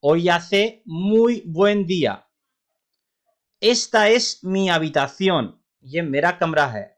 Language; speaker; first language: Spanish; non-native, fluent; Urdu